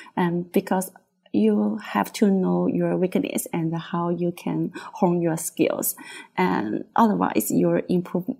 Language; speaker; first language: English; non-native, fluent; Chinese